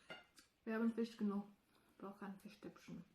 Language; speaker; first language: German; non-native, learner; Indonesian